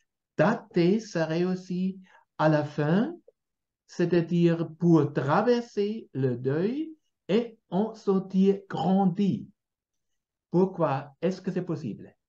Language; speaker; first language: French; non-native, fluent; German